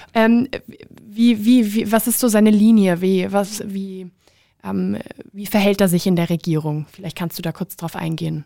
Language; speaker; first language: German; native; German